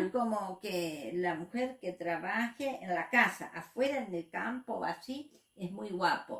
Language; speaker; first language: Spanish; native; Spanish